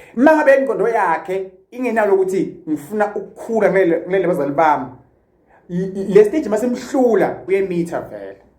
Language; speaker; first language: Zulu; native; Zulu